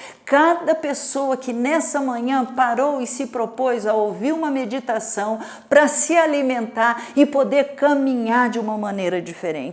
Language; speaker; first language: Portuguese; native; Portuguese